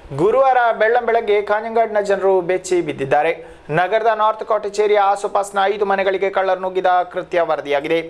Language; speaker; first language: Kannada; native; Kannada